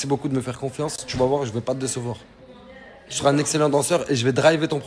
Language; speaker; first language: French; native; French